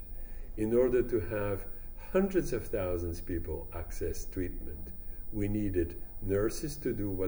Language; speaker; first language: English; non-native, fluent; French